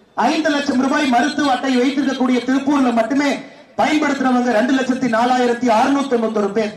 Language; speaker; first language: Tamil; native; Tamil